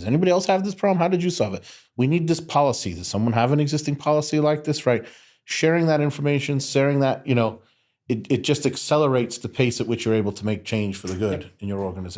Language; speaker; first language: English; native; English